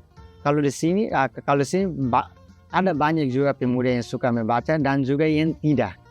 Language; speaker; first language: Indonesian; non-native, fluent; Tetum